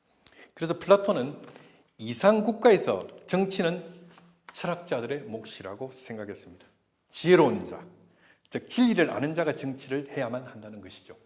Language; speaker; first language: Korean; native; Korean